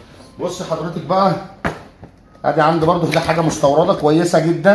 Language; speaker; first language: Arabic; native; Arabic